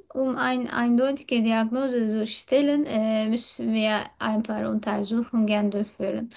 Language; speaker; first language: German; non-native, learner; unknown